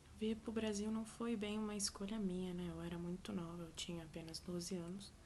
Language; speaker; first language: Portuguese; early bilingual, other home language; Arabic